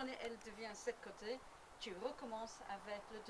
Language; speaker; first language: French; non-native, learner; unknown